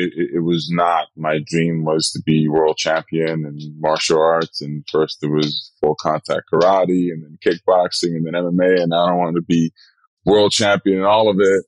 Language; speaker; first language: English; non-native, fluent; Dutch